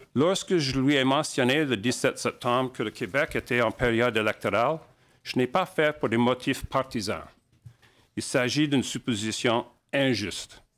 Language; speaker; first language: French; non-native, local second language; English